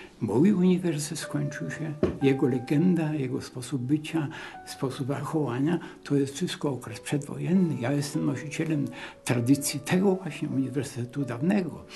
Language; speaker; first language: Polish; non-native, local second language; Kashubian